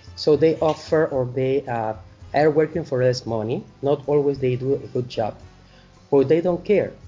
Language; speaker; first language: English; non-native, fluent; Spanish